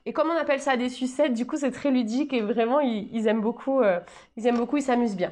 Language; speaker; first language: French; native; French